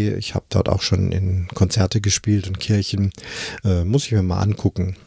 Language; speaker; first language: German; native; German